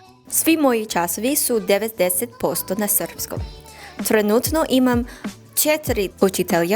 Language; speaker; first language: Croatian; non-native, learner; English